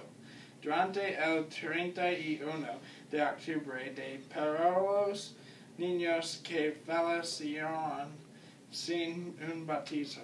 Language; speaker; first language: Spanish; non-native, learner; English